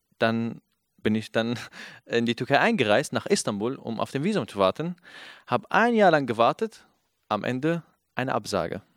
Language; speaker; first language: German; non-native, fluent; Kurdish